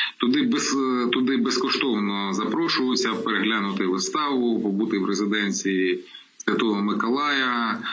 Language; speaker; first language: Ukrainian; non-native, local second language; Russian